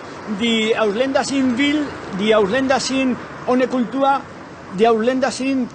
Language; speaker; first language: German; non-native, learner; Spanish